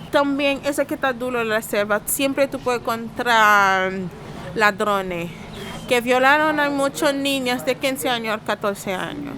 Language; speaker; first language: Spanish; non-native, learner; Haitian Creole